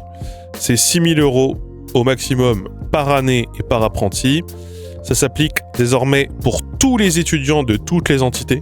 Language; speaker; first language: French; native; French